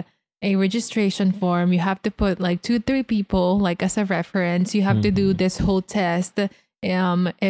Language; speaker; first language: English; non-native, local second language; Filipino